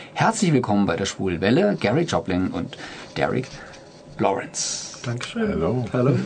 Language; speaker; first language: German; native; German